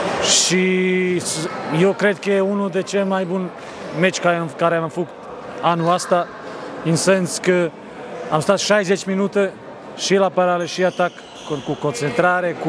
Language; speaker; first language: Romanian; non-native, fluent; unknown